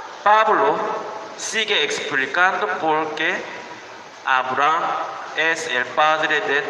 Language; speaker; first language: Spanish; non-native, learner; Korean